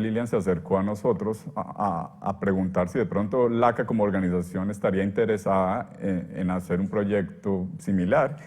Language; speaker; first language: Spanish; native; Spanish